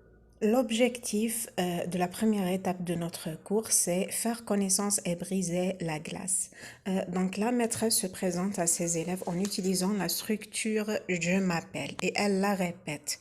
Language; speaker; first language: French; non-native, local second language; Arabic